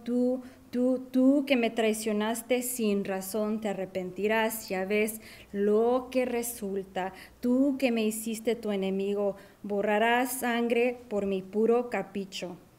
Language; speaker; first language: Spanish; early bilingual, other home language; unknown